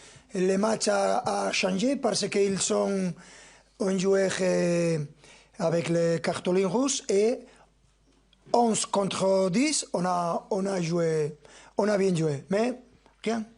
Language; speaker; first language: French; non-native, fluent; Spanish